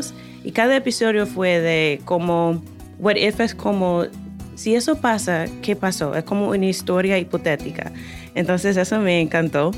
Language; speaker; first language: Spanish; non-native, fluent; English